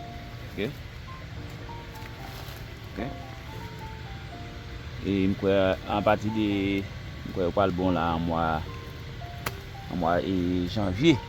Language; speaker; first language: French; non-native, learner; Haitian Creole